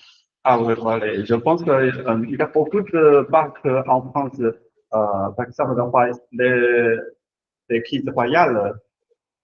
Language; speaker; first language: French; non-native, learner; Chinese